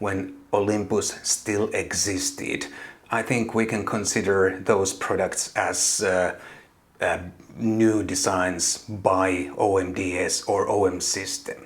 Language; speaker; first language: English; non-native, fluent; Finnish